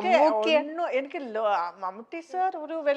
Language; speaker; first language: Malayalam; non-native, local second language; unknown